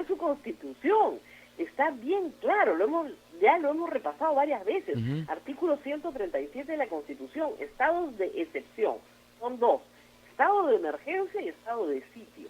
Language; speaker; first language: Spanish; native; Spanish